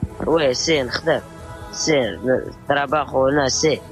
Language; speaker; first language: Spanish; non-native, learner; Arabic